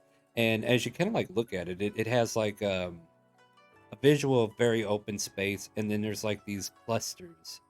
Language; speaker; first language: English; native; English